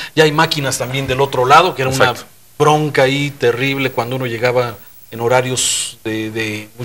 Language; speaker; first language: Spanish; native; Spanish